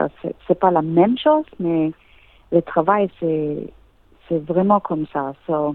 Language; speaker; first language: French; non-native, learner; English